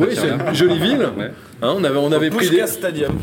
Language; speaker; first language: French; native; French